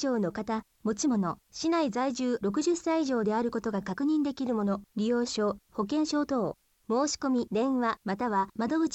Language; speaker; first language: Japanese; native; Japanese